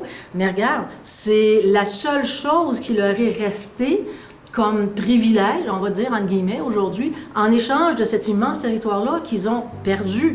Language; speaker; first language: French; native; French